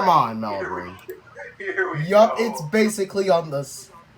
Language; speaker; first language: English; native; English